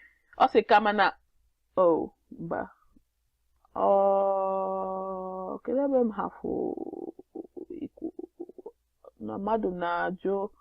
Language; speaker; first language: Igbo; non-native, learner; English